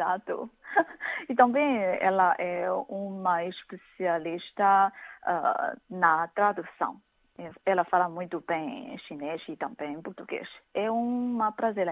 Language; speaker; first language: Portuguese; non-native, fluent; Chinese